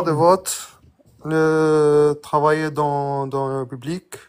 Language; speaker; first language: French; non-native, learner; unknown